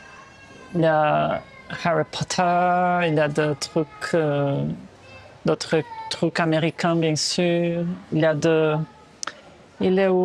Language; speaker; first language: French; non-native, fluent; Portuguese